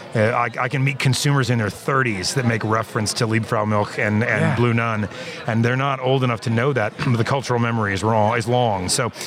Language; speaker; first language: English; native; English